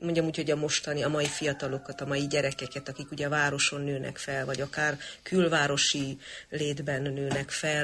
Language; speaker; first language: Hungarian; native; Hungarian